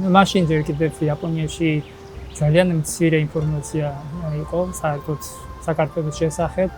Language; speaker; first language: Georgian; non-native, fluent; Japanese